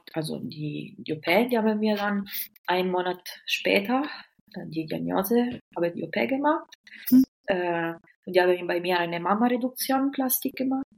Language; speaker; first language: German; non-native, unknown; Italian